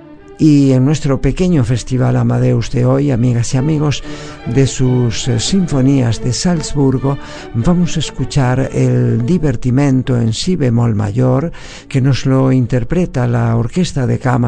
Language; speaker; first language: Spanish; native; Spanish